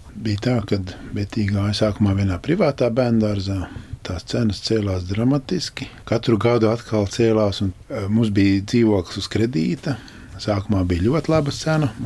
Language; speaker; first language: Latvian; native; Latvian